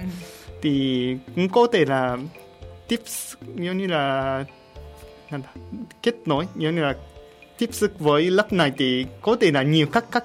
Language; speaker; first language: Vietnamese; non-native, learner; Japanese